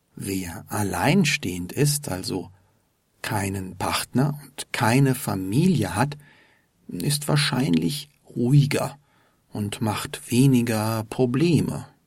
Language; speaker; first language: German; native; German